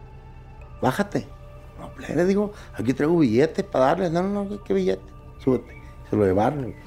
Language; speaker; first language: Spanish; native; Spanish